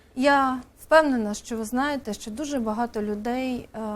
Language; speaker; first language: Ukrainian; native; Ukrainian